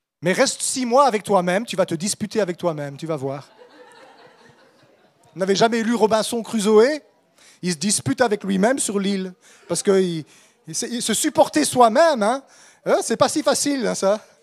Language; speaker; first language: French; native; French